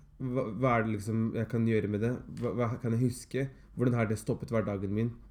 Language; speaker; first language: Norwegian; early bilingual, other home language; Somali